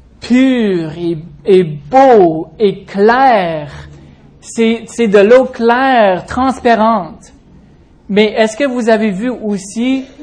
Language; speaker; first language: French; non-native, fluent; English